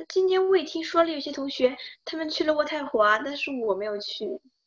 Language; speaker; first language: Chinese; early bilingual, other home language; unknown